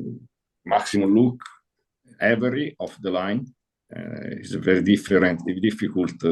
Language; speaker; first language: English; non-native, learner; Italian